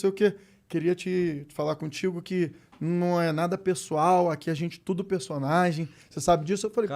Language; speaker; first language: Portuguese; native; Portuguese